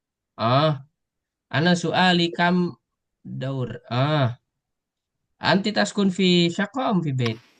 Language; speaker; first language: Arabic; non-native, fluent; Indonesian